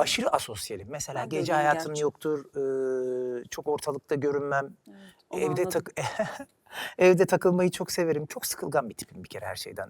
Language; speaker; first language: Turkish; native; Turkish